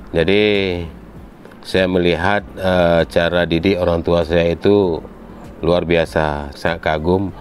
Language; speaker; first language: Malay; non-native, local second language; Achinese